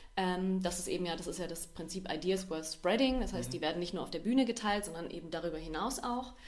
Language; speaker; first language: German; native; German